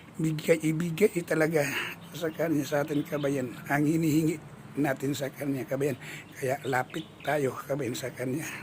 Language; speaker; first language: Filipino; non-native, local second language; Cebuano